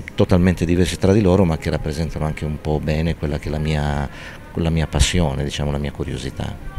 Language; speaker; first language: Italian; native; Italian